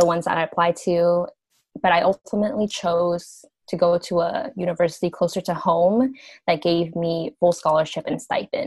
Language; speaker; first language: English; early bilingual, other home language; Vietnamese